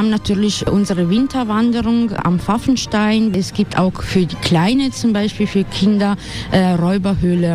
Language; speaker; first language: German; non-native, fluent; Italian